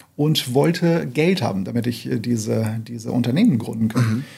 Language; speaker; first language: German; non-native, fluent; Portuguese